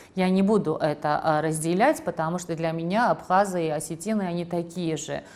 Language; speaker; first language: Russian; non-native, local second language; Georgian